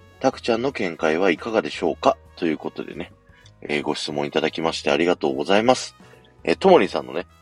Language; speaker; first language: Japanese; native; Japanese